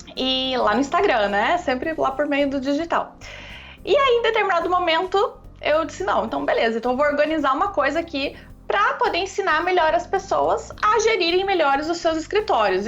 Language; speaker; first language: Portuguese; native; Portuguese